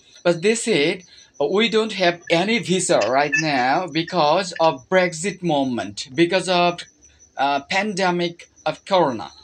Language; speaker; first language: English; non-native, fluent; Bangla